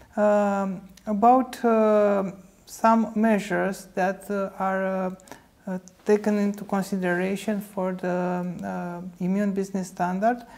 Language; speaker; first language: English; non-native, fluent; Romanian